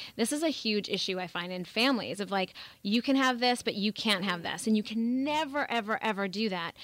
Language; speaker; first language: English; native; English